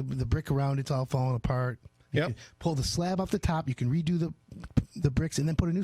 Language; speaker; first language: English; native; English